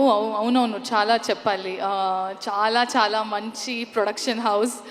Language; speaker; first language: Telugu; non-native, learner; Kannada